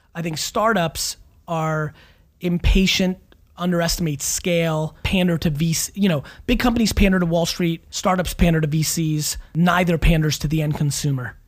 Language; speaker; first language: English; native; English